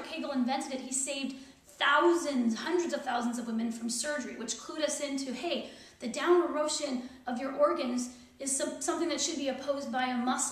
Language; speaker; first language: English; native; English